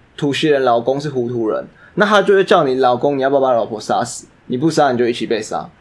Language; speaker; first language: Chinese; native; Chinese